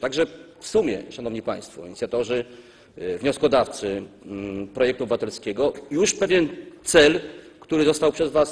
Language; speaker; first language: Polish; native; Polish